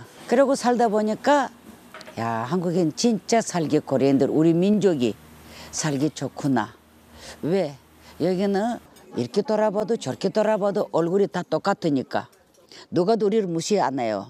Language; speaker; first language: Korean; early bilingual, heritage; Korean